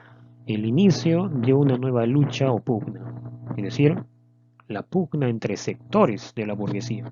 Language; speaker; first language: Spanish; native; Spanish